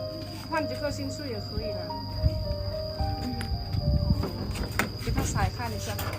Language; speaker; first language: Chinese; non-native, learner; Lao